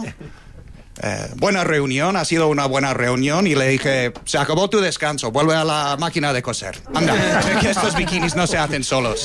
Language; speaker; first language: Spanish; non-native, fluent; English